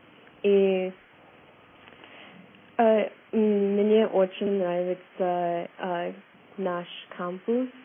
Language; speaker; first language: Russian; non-native, learner; English